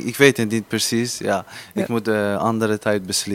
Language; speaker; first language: Dutch; non-native, learner; Persian